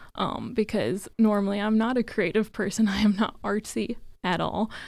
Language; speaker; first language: English; native; English